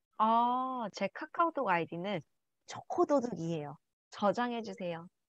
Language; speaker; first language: Korean; native; Korean